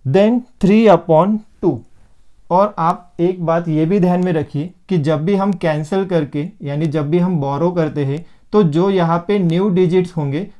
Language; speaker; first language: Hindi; non-native, local second language; Marathi